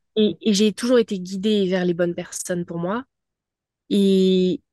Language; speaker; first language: French; native; French